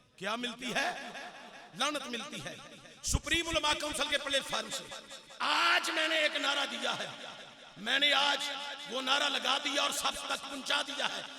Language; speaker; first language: Urdu; non-native, local second language; Punjabi